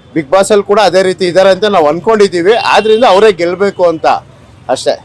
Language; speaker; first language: Kannada; native; Kannada